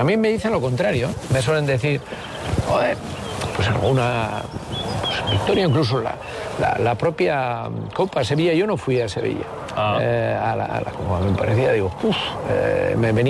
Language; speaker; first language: Spanish; native; Spanish